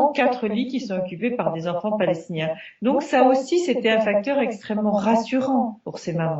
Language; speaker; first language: French; native; French